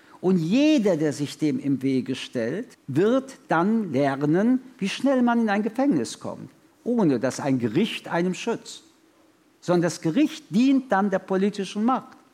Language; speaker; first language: German; early bilingual, other home language; French